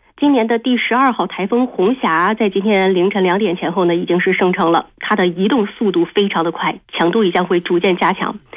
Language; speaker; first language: Chinese; native; Chinese